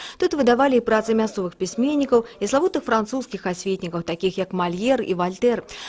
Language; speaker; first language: Belarusian; native; Belarusian